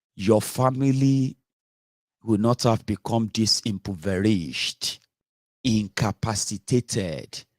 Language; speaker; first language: English; non-native, local second language; Yoruba